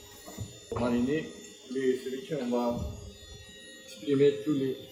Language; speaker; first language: French; non-native, fluent; Spanish